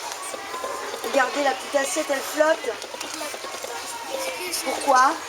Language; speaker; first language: French; native; French